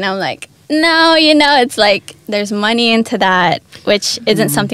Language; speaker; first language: English; non-native, local second language; Malay